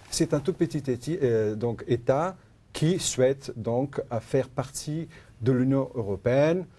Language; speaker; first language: French; non-native, fluent; Macedonian